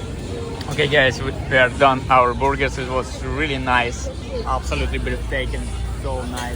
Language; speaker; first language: English; non-native, fluent; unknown